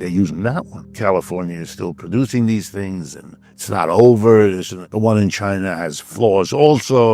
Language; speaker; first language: English; native; English